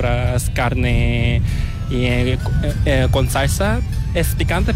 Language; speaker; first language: Spanish; non-native, fluent; Russian